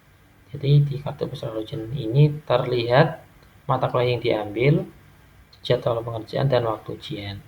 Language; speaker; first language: Indonesian; native; Indonesian